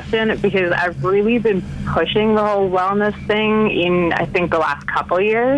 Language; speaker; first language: English; native; English